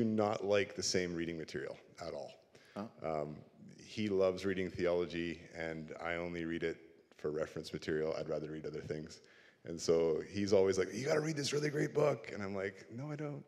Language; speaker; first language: English; native; English